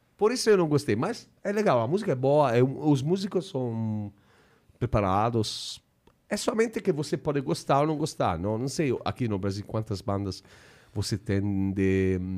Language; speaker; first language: Portuguese; non-native, fluent; Italian